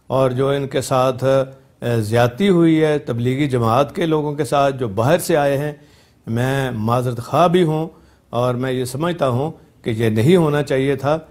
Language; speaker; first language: Urdu; non-native, local second language; Punjabi